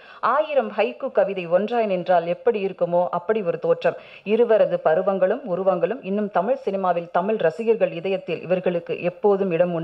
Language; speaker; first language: Tamil; native; Tamil